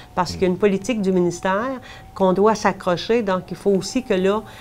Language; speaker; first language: French; native; French